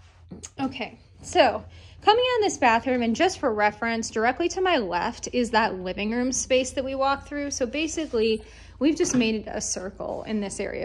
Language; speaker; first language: English; native; English